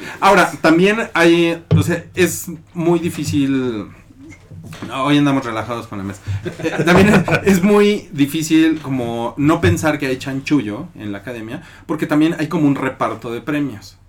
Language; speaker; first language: Spanish; native; Spanish